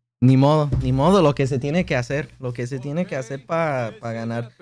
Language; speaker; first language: Spanish; native; Spanish